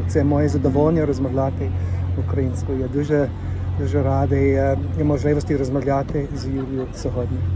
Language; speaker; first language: Ukrainian; non-native, learner; English